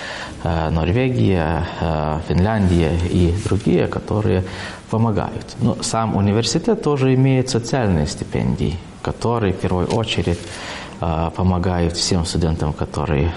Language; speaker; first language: Russian; non-native, fluent; Lithuanian